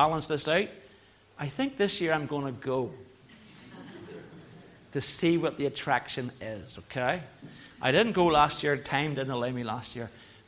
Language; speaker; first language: English; native; English